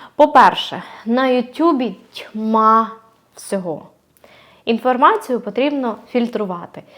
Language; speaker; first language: Ukrainian; native; Ukrainian